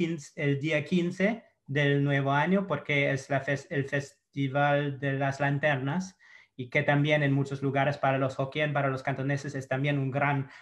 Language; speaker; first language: Spanish; non-native, fluent; English